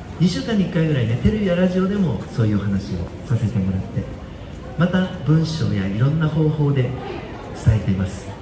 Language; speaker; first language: Japanese; native; Japanese